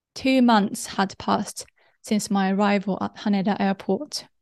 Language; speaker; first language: English; non-native, fluent; Japanese